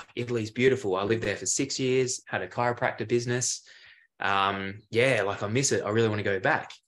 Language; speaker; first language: English; native; English